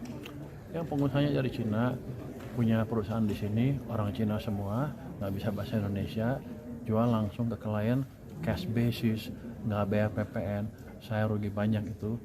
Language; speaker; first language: Indonesian; native; Indonesian